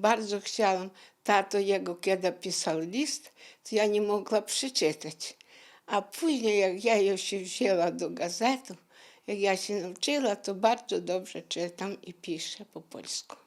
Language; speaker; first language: Polish; non-native, learner; Ukrainian